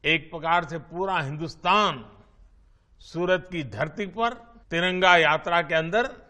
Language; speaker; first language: Hindi; non-native, local second language; Gujarati